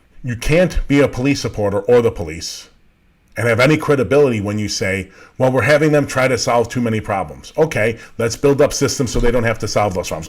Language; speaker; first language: English; native; English